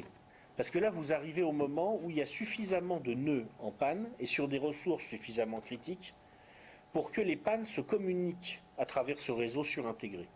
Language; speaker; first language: French; native; French